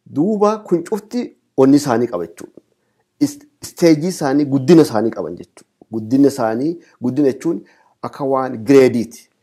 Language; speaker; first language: Oromo; native; Oromo